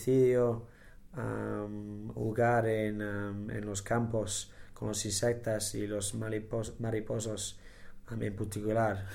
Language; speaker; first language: Spanish; non-native, learner; English